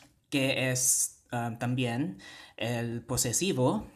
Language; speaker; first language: Spanish; non-native, fluent; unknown